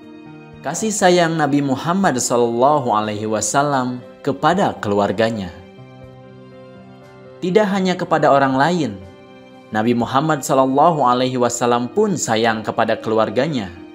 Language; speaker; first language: Indonesian; native; Indonesian